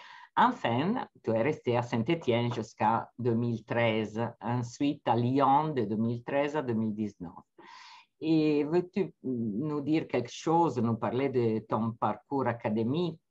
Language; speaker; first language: French; non-native, fluent; Italian